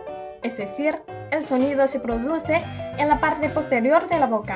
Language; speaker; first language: Spanish; non-native, fluent; Chinese